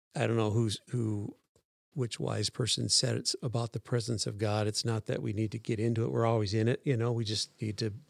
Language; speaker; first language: English; native; English